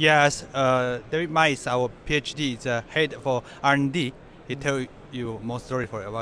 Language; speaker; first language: English; non-native, fluent; Chinese